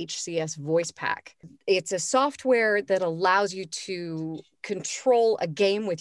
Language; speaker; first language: English; native; English